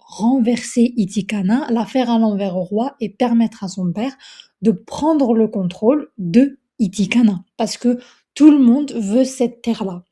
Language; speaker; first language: French; native; French